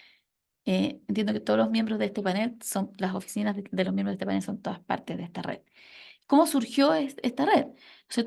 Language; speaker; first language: Spanish; native; Spanish